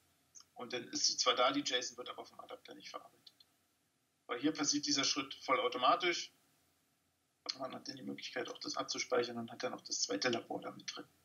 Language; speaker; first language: German; native; German